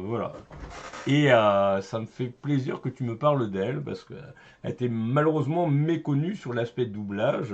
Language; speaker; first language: French; native; French